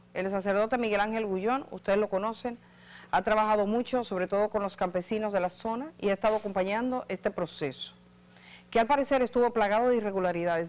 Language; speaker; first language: Spanish; native; Spanish